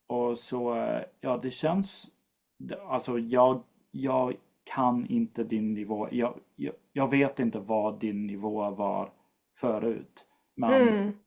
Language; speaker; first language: Swedish; non-native, fluent; English